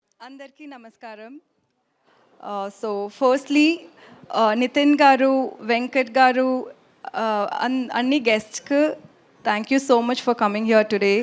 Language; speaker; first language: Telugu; non-native, learner; Tamil